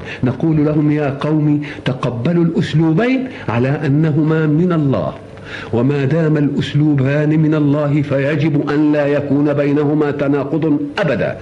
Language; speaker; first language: Arabic; native; Arabic